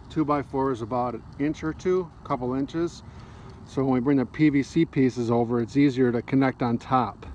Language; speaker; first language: English; native; English